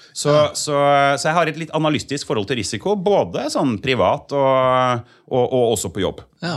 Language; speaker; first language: Norwegian; native; Norwegian